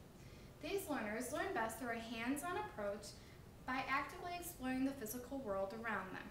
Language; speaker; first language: English; native; English